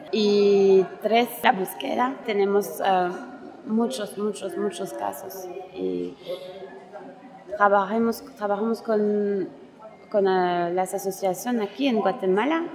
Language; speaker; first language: Spanish; non-native, learner; French